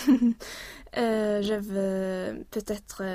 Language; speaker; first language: French; non-native, learner; Swedish